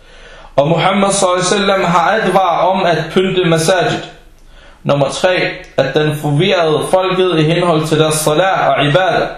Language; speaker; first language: Danish; early bilingual, other home language; Arabic